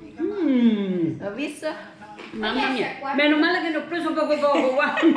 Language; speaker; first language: Italian; non-native, learner; Thai